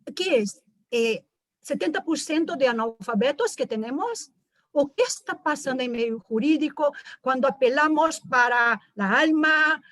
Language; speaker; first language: Spanish; non-native, learner; Portuguese